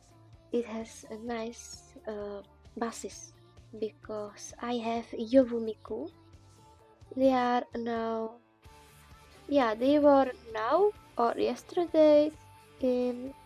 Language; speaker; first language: English; non-native, learner; Czech